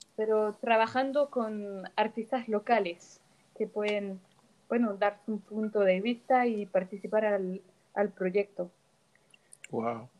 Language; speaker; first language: Spanish; non-native, fluent; French